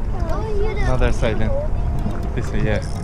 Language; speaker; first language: English; non-native, learner; Ukrainian